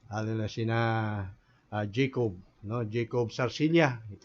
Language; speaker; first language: Filipino; native; Filipino